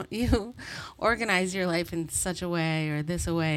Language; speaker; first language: English; native; English